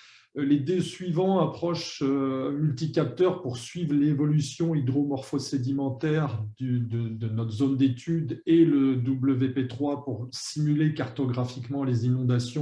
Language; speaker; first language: French; native; French